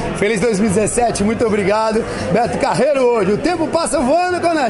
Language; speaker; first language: Portuguese; native; Portuguese